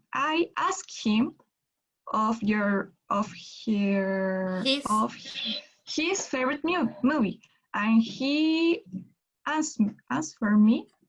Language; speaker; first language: English; non-native, learner; Spanish